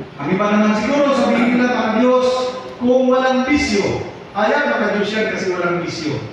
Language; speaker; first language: Filipino; non-native, local second language; Cebuano